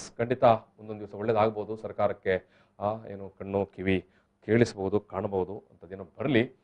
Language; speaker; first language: Kannada; non-native, local second language; Tulu